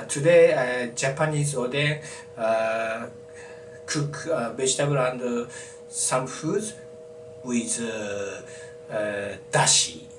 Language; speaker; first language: English; non-native, learner; Japanese